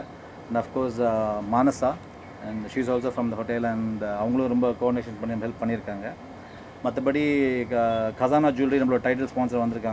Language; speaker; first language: Tamil; native; Tamil